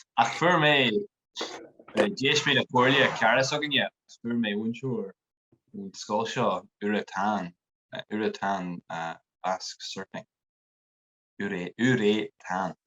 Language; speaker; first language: Irish; native; Irish